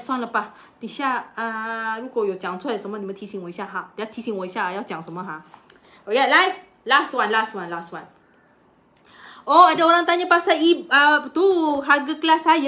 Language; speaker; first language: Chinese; non-native, local second language; Malay